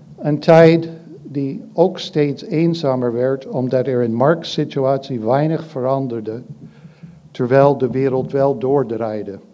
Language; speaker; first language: Dutch; non-native, fluent; English